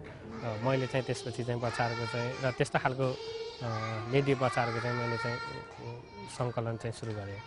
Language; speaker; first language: Nepali; native; Nepali